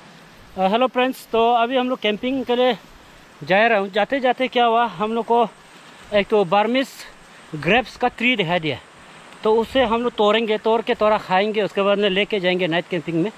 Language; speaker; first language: Hindi; non-native, local second language; Nyishi